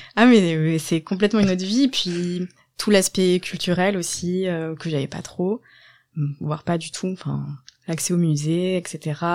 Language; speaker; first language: French; native; French